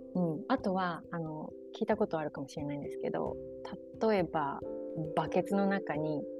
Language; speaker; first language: Japanese; early bilingual, other home language; Chinese